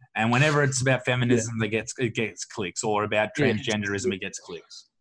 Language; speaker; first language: English; native; English